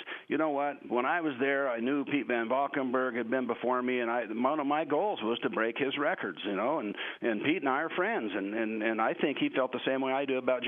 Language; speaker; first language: English; native; English